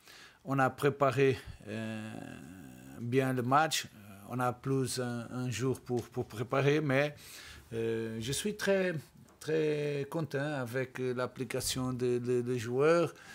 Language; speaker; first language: French; non-native, learner; Portuguese